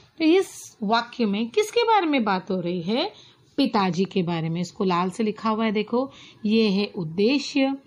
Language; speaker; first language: Hindi; non-native, local second language; Marathi